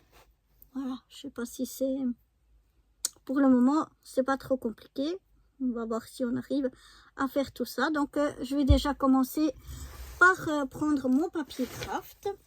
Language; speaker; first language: French; native; French